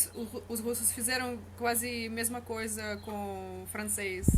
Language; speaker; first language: Portuguese; non-native, learner; Russian